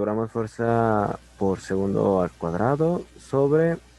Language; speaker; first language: Spanish; native; Spanish